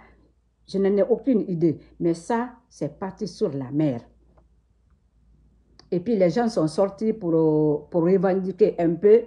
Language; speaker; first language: French; non-native, local second language; Susu